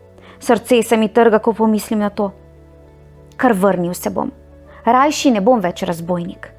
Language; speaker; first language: Slovenian; native; Slovenian